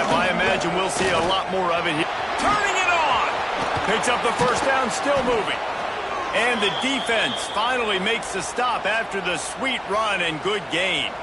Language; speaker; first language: English; native; English